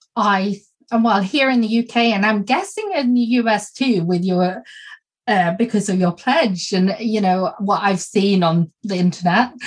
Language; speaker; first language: English; non-native, fluent; Swedish